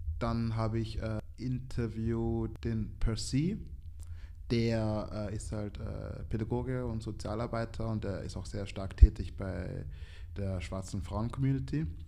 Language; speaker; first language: German; early bilingual, other home language; Swahili